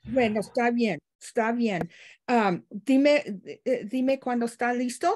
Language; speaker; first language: Spanish; non-native, learner; English